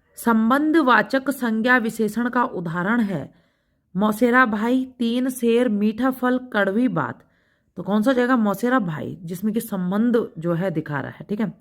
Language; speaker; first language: Hindi; native; Hindi